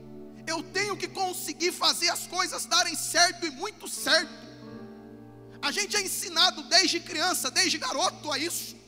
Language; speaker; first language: Portuguese; native; Portuguese